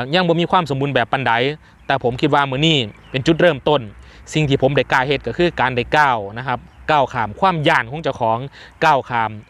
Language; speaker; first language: Thai; non-native, local second language; Northeastern Thai